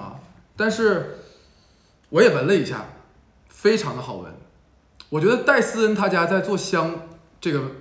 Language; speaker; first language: Chinese; native; Chinese